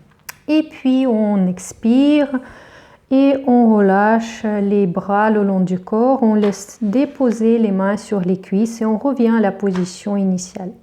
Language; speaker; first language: French; native; French